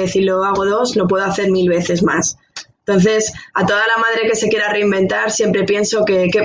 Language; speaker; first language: Spanish; native; Spanish